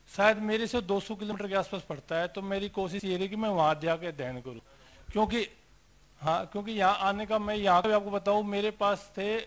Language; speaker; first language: Hindi; native; Hindi